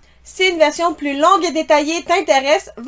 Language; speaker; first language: French; native; French